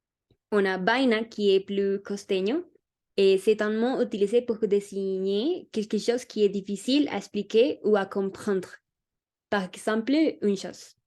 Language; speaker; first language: French; non-native, learner; Spanish